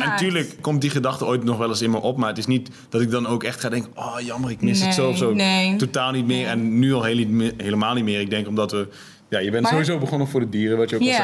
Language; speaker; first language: Dutch; native; Dutch